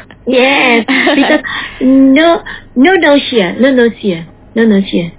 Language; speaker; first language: English; non-native, learner; Indonesian